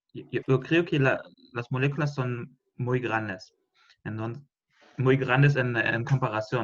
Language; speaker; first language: Spanish; non-native, fluent; German